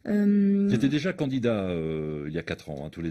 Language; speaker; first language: French; native; French